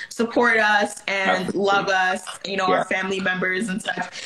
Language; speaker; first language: English; early bilingual, other home language; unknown